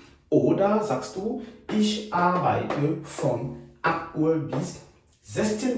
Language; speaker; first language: German; non-native, learner; French